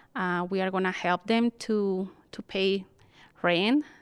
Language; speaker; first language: English; non-native, fluent; Spanish